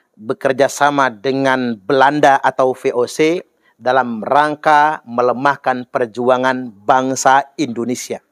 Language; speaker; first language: Indonesian; native; Indonesian